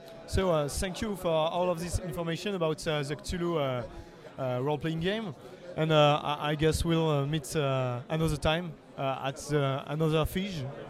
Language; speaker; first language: English; non-native, fluent; French